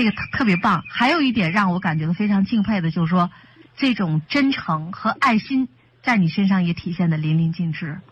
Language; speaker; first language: Chinese; native; Chinese